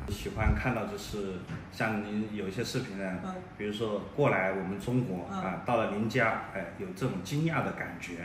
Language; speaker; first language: Chinese; native; Chinese